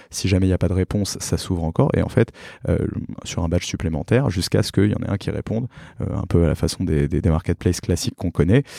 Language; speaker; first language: French; native; French